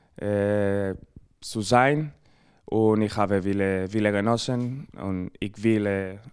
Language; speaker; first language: German; non-native, learner; Spanish